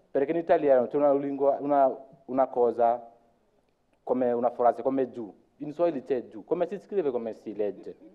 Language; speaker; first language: Italian; non-native, learner; Luo (Kenya and Tanzania)